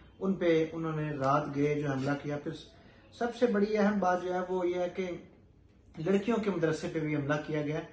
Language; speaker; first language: Urdu; native; Urdu